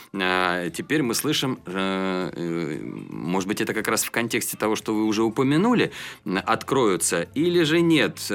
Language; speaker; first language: Russian; native; Russian